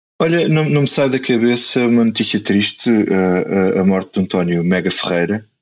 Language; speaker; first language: Portuguese; native; Portuguese